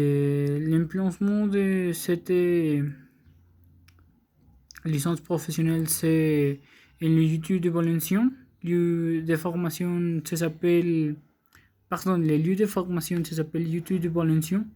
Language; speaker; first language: French; non-native, learner; Spanish